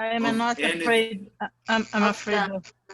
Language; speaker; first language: English; non-native, learner; Portuguese